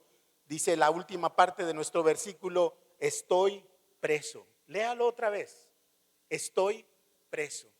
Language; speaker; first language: Spanish; native; Spanish